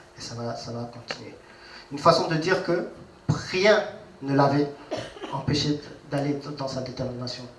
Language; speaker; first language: French; non-native, local second language; Wolof